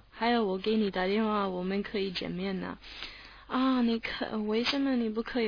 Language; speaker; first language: Chinese; non-native, learner; English